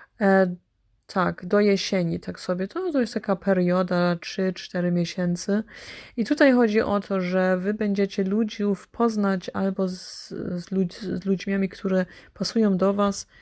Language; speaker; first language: Polish; early bilingual, heritage; Polish